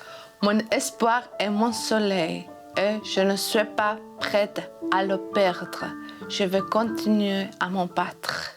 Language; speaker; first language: French; non-native, learner; Georgian